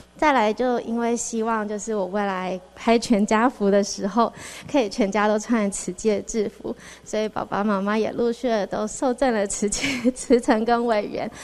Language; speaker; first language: Chinese; native; Chinese